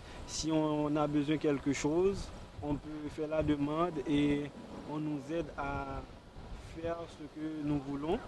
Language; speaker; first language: French; non-native, local second language; Haitian Creole